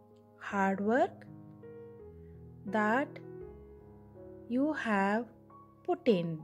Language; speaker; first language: English; non-native, local second language; Kannada